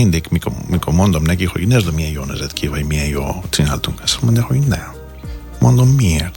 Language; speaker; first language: Hungarian; non-native, fluent; Greek